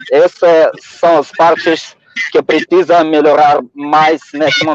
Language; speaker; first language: Portuguese; non-native, fluent; Russian